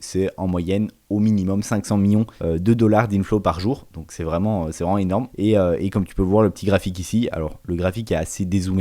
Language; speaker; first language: French; native; French